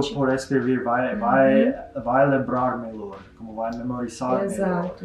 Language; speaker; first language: Portuguese; non-native, learner; English